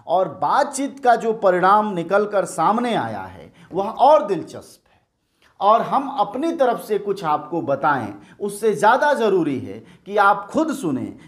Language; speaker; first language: Hindi; native; Hindi